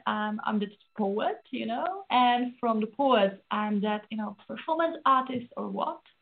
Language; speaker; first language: English; non-native, fluent; Czech